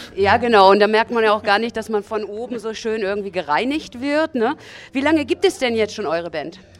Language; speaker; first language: German; native; German